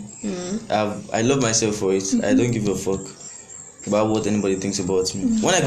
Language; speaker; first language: English; non-native, local second language; Yoruba